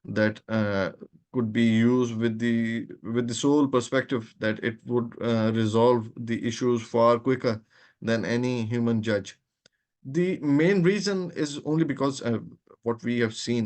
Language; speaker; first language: English; non-native, local second language; Urdu